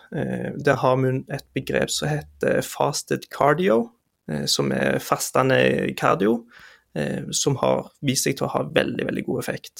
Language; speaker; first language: Norwegian; native; Norwegian